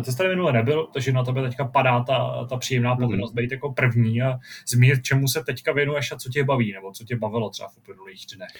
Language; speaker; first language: Czech; native; Czech